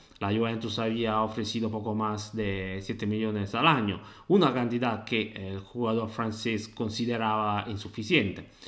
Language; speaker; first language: Spanish; non-native, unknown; Italian